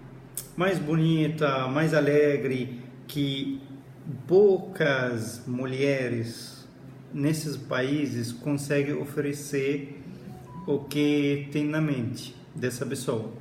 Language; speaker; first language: Portuguese; non-native, fluent; Arabic